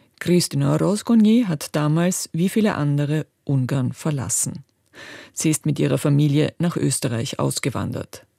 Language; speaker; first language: German; native; German